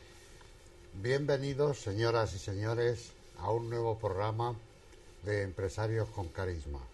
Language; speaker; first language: Spanish; native; Spanish